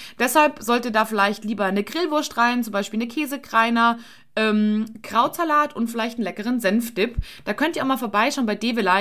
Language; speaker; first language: German; native; German